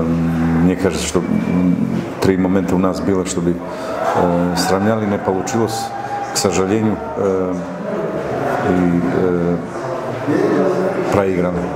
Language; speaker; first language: Russian; non-native, local second language; Uzbek